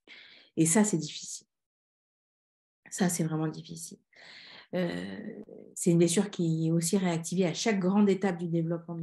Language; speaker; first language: French; native; French